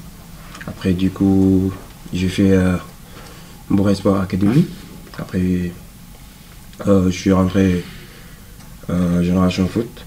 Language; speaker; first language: French; non-native, local second language; Wolof